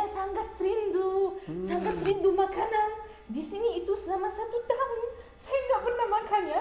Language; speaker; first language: Indonesian; non-native, learner; Arabic